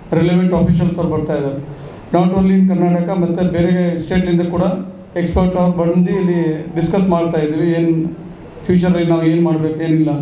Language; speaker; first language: Kannada; non-native, local second language; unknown